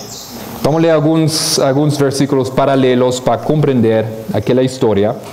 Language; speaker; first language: Portuguese; non-native, fluent; Spanish